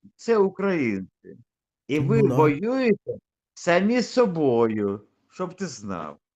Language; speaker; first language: Russian; native; Russian